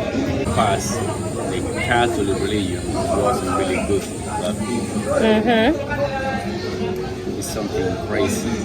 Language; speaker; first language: English; non-native, fluent; Spanish